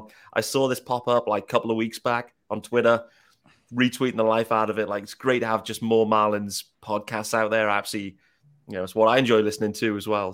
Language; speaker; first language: English; native; English